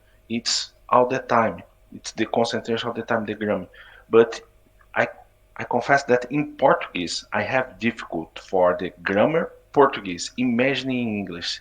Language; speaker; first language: English; non-native, learner; Portuguese